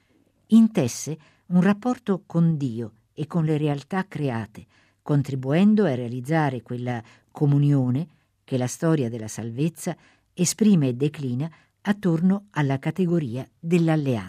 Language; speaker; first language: Italian; native; Italian